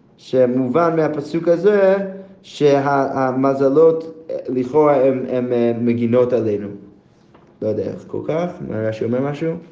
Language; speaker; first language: Hebrew; non-native, fluent; English